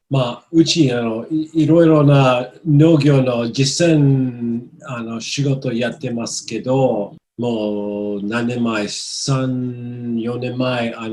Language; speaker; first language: Japanese; non-native, learner; English